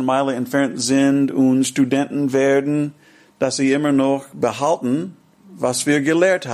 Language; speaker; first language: German; non-native, fluent; English